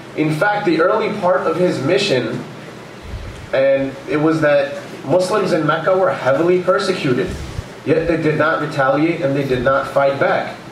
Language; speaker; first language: English; early bilingual, other home language; Urdu